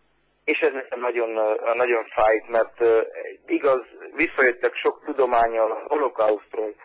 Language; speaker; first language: Hungarian; early bilingual, heritage; Hungarian